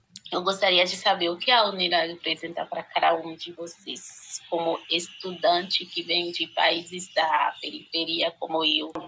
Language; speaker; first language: Portuguese; non-native, fluent; Haitian Creole